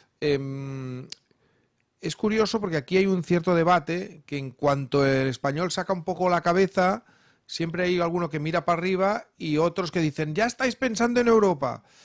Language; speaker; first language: Spanish; non-native, local second language; Catalan